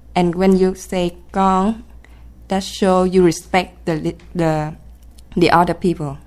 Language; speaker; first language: English; non-native, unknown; Vietnamese